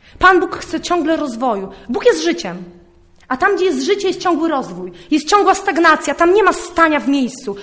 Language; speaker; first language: Polish; early bilingual, heritage; Polish